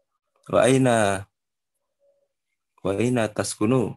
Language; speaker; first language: Arabic; non-native, learner; Indonesian